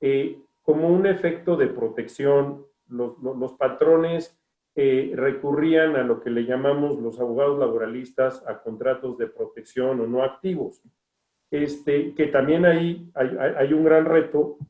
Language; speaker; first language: Spanish; native; Spanish